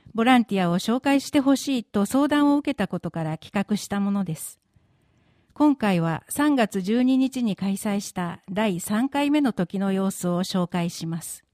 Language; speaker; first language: Japanese; native; Japanese